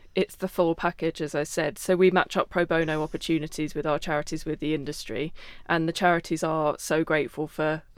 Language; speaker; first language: English; native; English